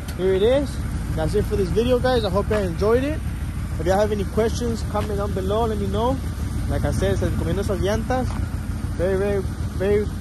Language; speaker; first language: English; early bilingual, other home language; Spanish